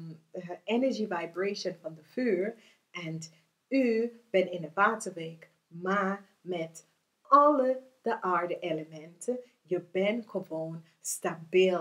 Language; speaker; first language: Dutch; early bilingual, heritage; English